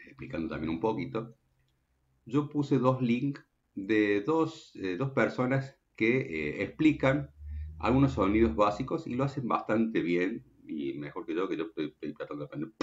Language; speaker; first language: Spanish; native; Spanish